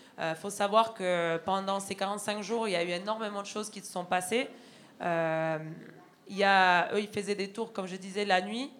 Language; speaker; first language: French; non-native, fluent; Spanish